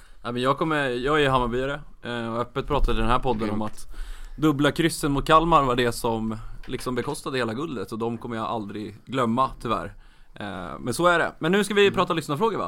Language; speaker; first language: Swedish; native; Swedish